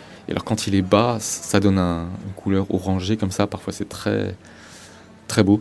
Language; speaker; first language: French; native; French